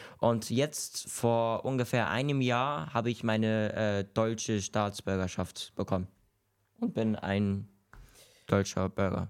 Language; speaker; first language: German; early bilingual, other home language; Kurdish